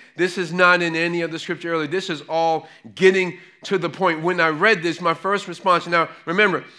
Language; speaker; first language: English; native; English